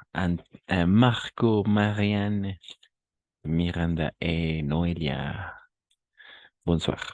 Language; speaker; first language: French; non-native, fluent; Spanish